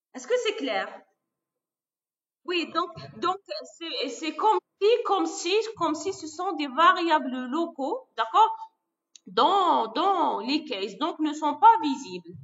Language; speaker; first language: French; non-native, local second language; Arabic